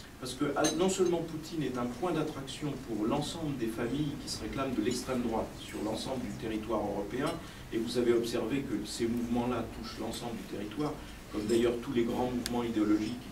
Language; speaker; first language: French; native; French